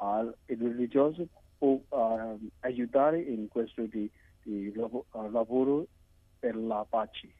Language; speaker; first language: Italian; non-native, learner; Burmese